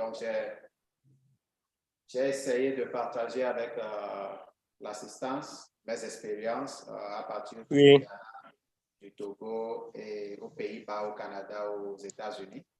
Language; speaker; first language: French; non-native, local second language; Ewe